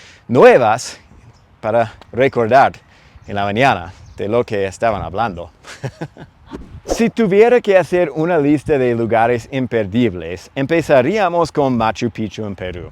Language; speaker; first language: Spanish; non-native, fluent; English